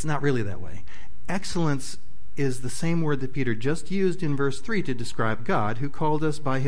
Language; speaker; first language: English; native; English